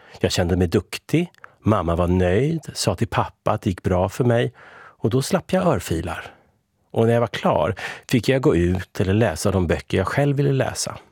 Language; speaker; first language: Swedish; early bilingual, other home language; Hungarian